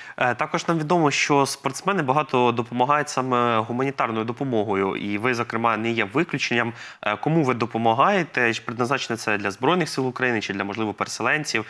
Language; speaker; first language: Ukrainian; native; Ukrainian